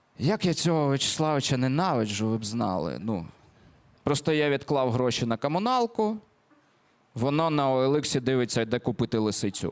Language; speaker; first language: Ukrainian; non-native, local second language; Russian